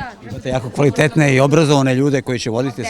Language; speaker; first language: Serbian; native; Serbian